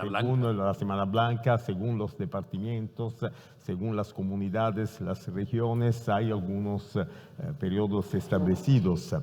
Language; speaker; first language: Spanish; non-native, fluent; Italian